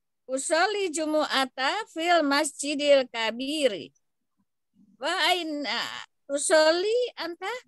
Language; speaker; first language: Arabic; non-native, learner; Indonesian